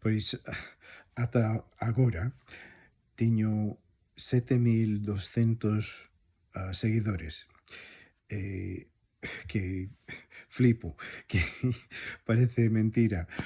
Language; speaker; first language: Galician; non-native, fluent; English